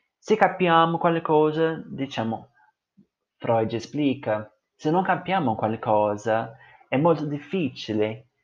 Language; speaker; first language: Italian; non-native, fluent; Portuguese